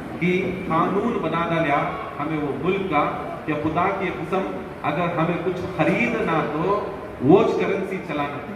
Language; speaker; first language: Urdu; native; Urdu